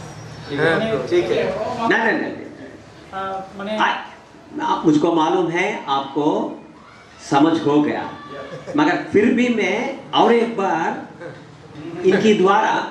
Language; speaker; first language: Hindi; non-native, learner; English